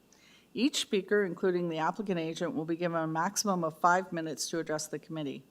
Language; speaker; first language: English; native; English